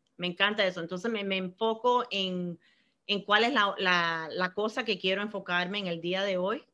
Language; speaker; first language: Spanish; early bilingual, heritage; Spanish